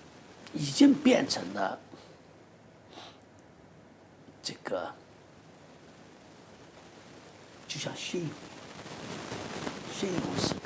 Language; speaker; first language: Chinese; native; Chinese